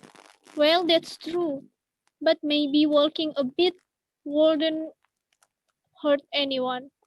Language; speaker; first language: English; non-native, learner; Indonesian